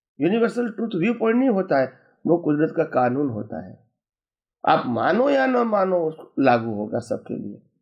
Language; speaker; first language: Hindi; non-native, local second language; Gujarati